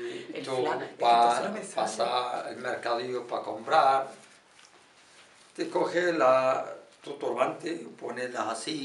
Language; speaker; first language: Spanish; non-native, learner; Arabic